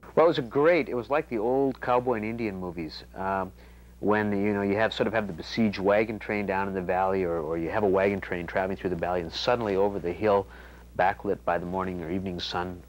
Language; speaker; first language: English; native; English